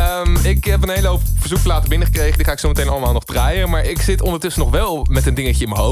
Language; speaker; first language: Dutch; native; Dutch